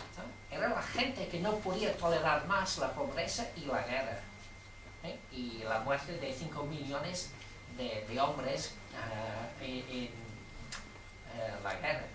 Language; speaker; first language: Spanish; non-native, fluent; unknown